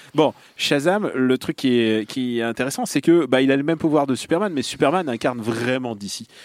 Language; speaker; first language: French; non-native, fluent; Russian